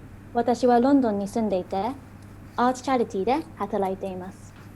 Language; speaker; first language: Japanese; early bilingual, heritage; English